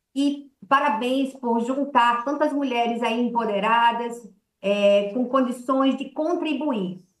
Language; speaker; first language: Portuguese; native; Portuguese